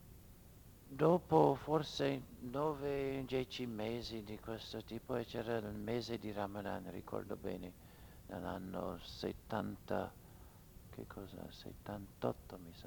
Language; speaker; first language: Italian; non-native, fluent; English